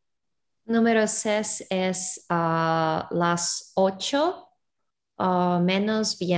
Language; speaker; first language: Spanish; non-native, learner; Russian